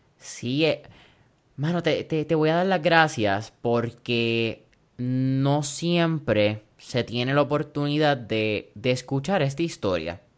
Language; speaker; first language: Spanish; early bilingual, heritage; Spanish